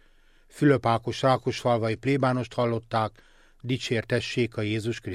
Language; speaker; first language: Hungarian; native; Hungarian